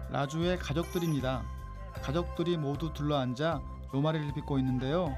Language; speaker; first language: Korean; native; Korean